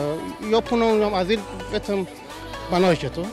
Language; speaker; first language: Albanian; non-native, learner; Persian